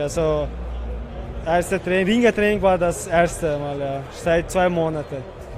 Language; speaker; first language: German; non-native, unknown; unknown